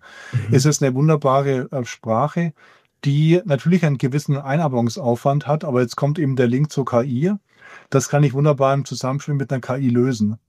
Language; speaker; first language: German; native; German